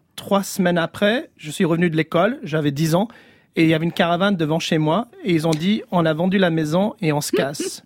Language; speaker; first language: French; early bilingual, other home language; English